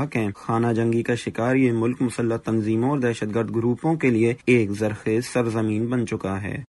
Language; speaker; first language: Urdu; non-native, local second language; Baluchi